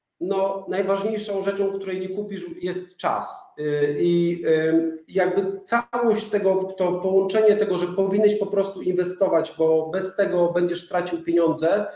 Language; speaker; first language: Polish; native; Polish